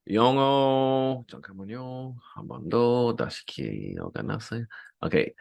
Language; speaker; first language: Korean; non-native, learner; English